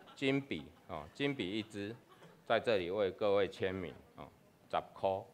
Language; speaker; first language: Chinese; native; Chinese